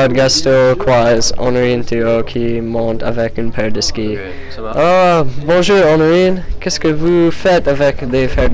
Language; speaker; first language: French; non-native, learner; English